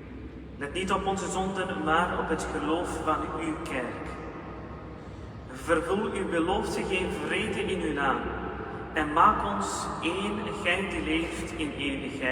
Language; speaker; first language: Dutch; non-native, fluent; Urdu